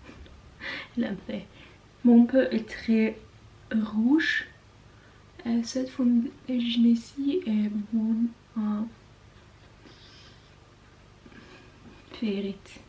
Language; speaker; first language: French; non-native, learner; Norwegian